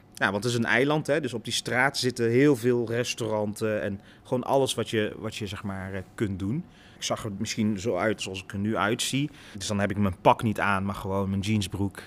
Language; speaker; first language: Dutch; early bilingual, other home language; Lingala